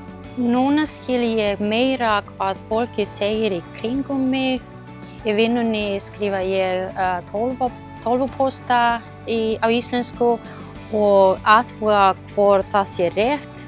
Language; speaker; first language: Icelandic; non-native, learner; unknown